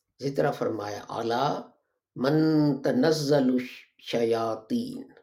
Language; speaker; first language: Urdu; native; Urdu